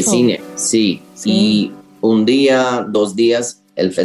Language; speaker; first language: Spanish; non-native, learner; English